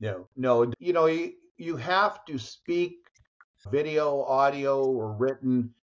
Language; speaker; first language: English; native; English